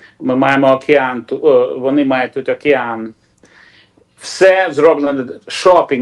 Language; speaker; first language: Ukrainian; non-native, local second language; Russian